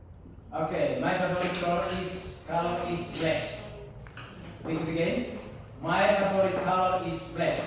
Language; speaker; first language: English; non-native, learner; Indonesian